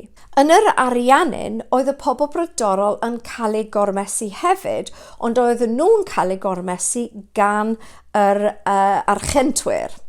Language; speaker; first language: Welsh; non-native, local second language; English